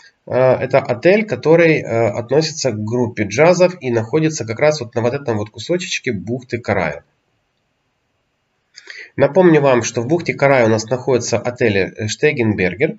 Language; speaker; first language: Russian; native; Russian